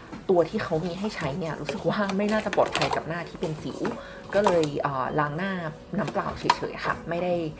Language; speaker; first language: Thai; native; Thai